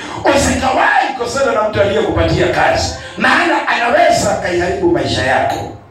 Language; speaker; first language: Swahili; non-native, local second language; Kikuyu